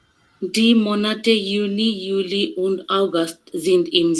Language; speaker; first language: German; non-native, learner; Bangla